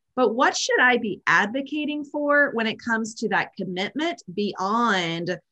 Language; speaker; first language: English; native; English